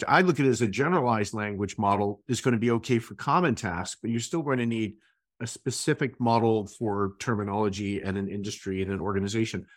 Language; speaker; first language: English; native; English